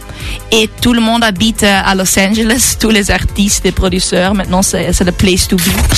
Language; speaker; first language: French; non-native, local second language; Dutch